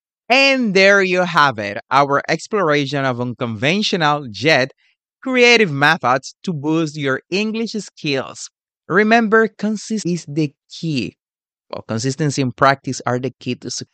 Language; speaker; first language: English; non-native, fluent; Spanish